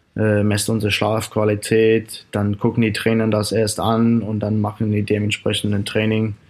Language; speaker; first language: German; non-native, fluent; English